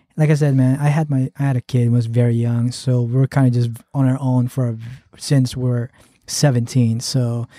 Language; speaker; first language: English; early bilingual, other home language; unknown